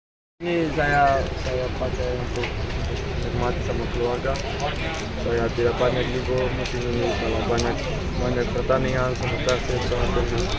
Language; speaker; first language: Indonesian; non-native, fluent; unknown